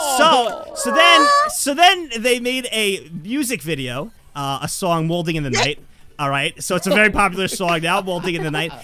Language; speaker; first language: English; native; English